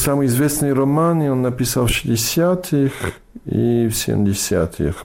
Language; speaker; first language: Russian; non-native, fluent; English